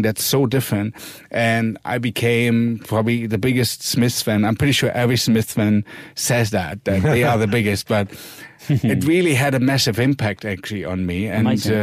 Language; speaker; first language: English; non-native, fluent; German